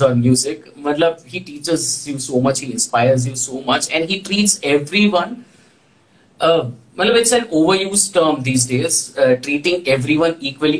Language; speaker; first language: English; non-native, local second language; Gujarati